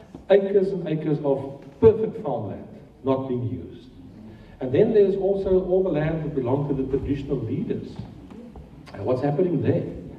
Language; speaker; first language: English; non-native, local second language; Afrikaans